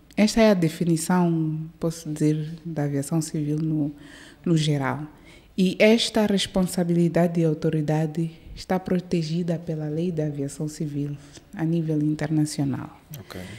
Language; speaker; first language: Portuguese; early bilingual, heritage; Portuguese